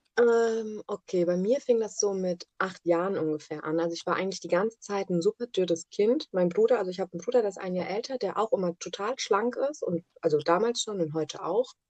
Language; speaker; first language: German; early bilingual, other home language; Italian